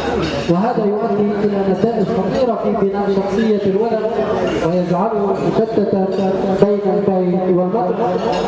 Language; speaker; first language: Arabic; native; Arabic